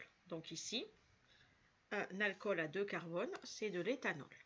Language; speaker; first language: French; native; French